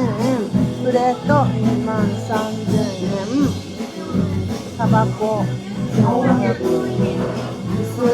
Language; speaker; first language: Japanese; native; Japanese